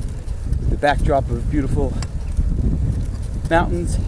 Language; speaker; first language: English; native; English